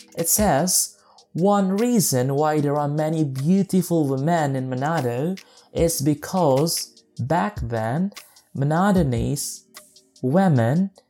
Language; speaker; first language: English; non-native, fluent; Indonesian